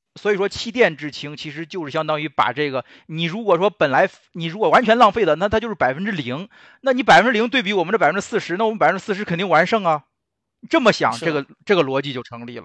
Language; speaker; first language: Chinese; native; Chinese